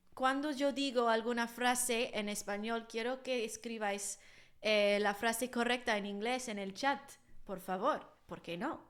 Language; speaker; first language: Spanish; non-native, fluent; English